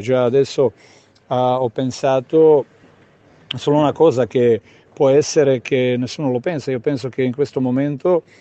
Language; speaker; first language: Italian; non-native, fluent; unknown